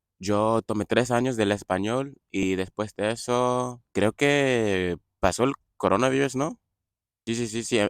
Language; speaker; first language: Spanish; non-native, fluent; English